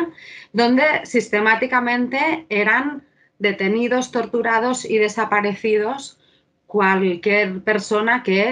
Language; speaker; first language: Spanish; native; Spanish